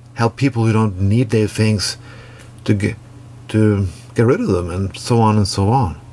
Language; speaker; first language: English; non-native, fluent; Norwegian